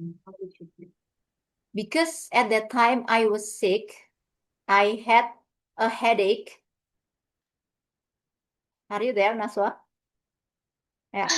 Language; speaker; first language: English; non-native, fluent; Indonesian